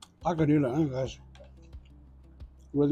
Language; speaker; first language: English; early bilingual, heritage; Hmong